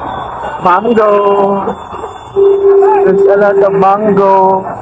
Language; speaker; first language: English; non-native, fluent; Filipino